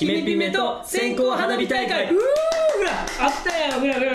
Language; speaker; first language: Japanese; native; Japanese